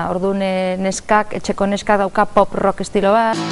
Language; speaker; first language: Basque; native; Basque